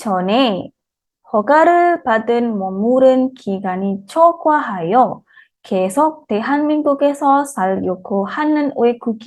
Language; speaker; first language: Korean; non-native, fluent; Indonesian